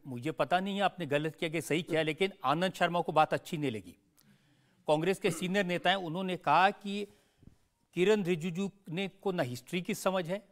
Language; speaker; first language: Hindi; native; Hindi